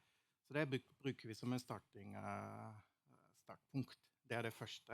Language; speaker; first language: Norwegian; non-native, fluent; German